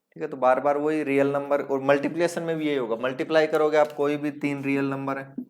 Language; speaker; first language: Hindi; native; Hindi